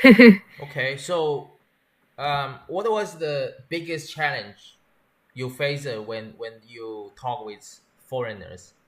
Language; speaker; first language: English; non-native, learner; Chinese